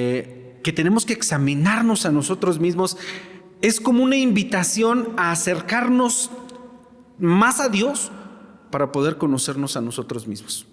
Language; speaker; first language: Spanish; native; Spanish